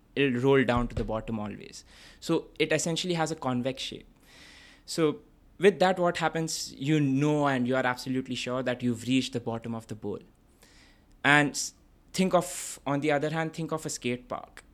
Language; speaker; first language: English; non-native, local second language; Bangla